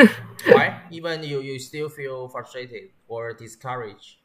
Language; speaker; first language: English; non-native, learner; Chinese